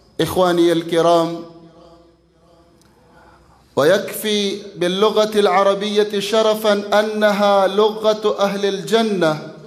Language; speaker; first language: Arabic; non-native, fluent; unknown